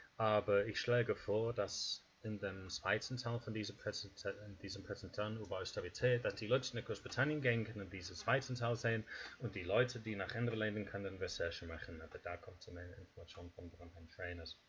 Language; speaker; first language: German; non-native, fluent; English